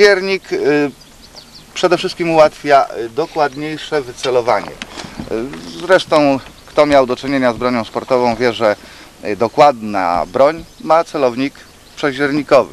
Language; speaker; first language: Polish; native; Polish